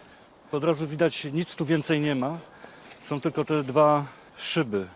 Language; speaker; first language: Polish; native; Polish